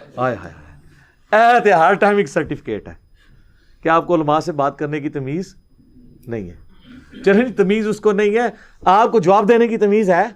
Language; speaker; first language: Urdu; non-native, local second language; Punjabi